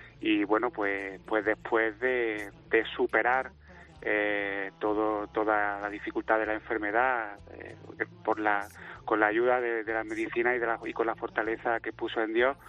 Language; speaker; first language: Spanish; native; Spanish